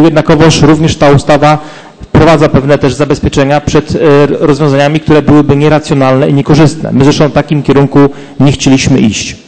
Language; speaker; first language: Polish; native; Polish